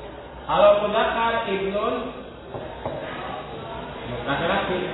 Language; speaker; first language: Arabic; non-native, fluent; Indonesian